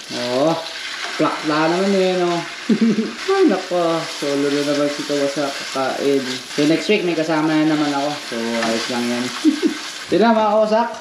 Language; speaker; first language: Filipino; native; Filipino